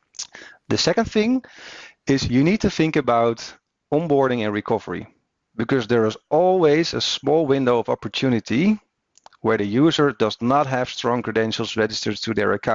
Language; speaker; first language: English; non-native, fluent; Dutch